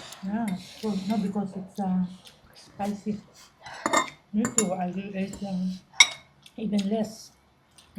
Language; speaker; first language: English; non-native, fluent; Filipino